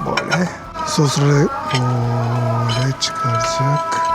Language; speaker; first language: Turkish; non-native, learner; Japanese